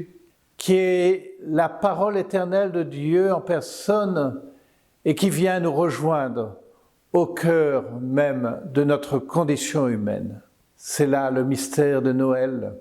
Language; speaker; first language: French; native; French